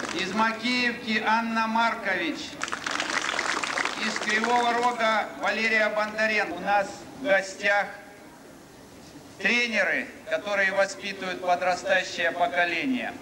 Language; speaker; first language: Russian; native; Russian